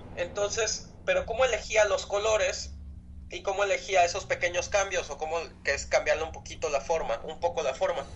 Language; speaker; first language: Spanish; native; Spanish